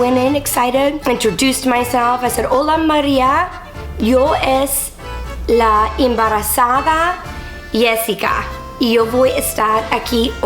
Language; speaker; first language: Spanish; non-native, learner; English